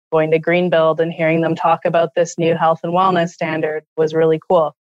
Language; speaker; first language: English; native; English